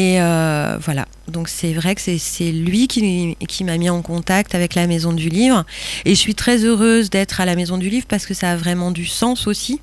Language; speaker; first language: French; native; French